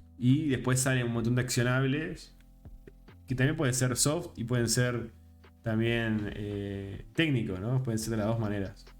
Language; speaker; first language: Spanish; native; Spanish